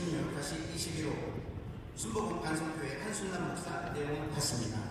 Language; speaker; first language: Korean; native; Korean